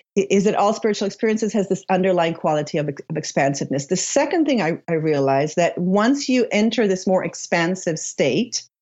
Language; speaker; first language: English; non-native, fluent; Hebrew